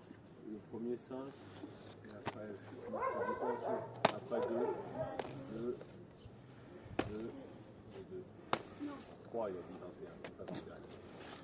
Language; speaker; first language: French; native; French